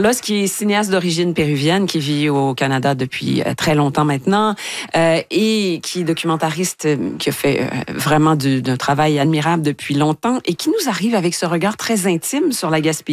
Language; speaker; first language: French; native; French